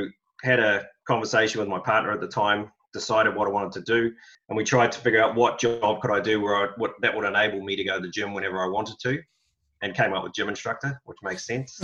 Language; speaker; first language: English; native; English